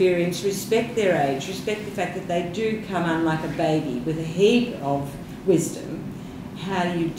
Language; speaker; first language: English; native; English